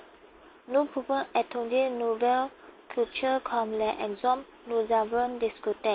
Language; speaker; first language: French; non-native, learner; Malay